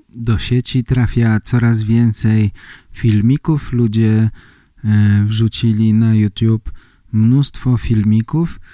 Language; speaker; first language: Polish; native; Polish